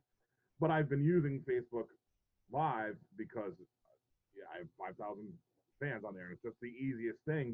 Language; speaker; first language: English; native; English